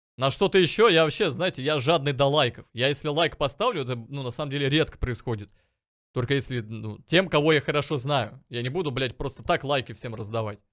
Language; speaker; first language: Russian; native; Russian